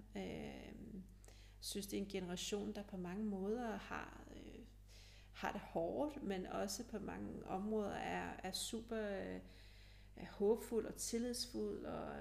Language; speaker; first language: Danish; early bilingual, other home language; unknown